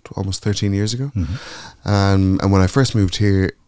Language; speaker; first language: English; native; English